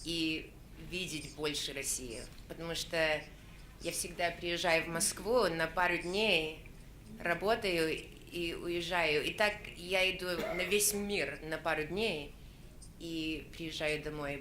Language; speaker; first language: Russian; early bilingual, heritage; Russian